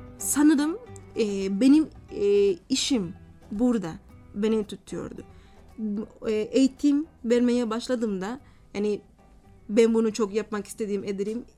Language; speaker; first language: Turkish; non-native, fluent; Spanish